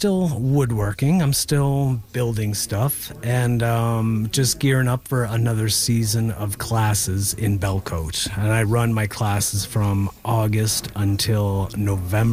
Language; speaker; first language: English; native; English